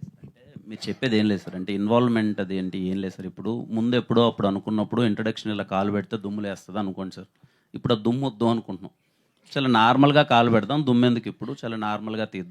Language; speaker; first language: Telugu; native; Telugu